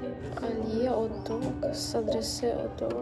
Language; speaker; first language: French; non-native, learner; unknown